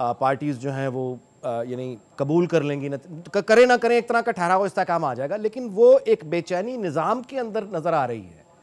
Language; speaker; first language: Urdu; native; Urdu